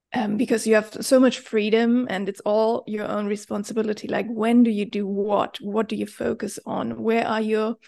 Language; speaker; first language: English; non-native, fluent; German